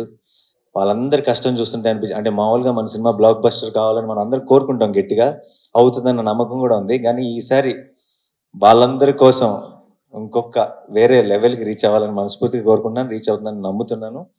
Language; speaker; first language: Telugu; native; Telugu